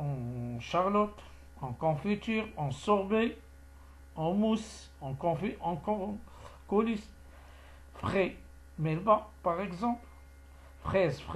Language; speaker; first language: French; non-native, local second language; Arabic